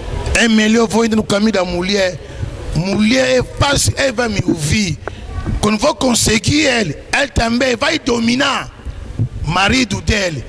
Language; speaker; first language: Portuguese; non-native, learner; Lingala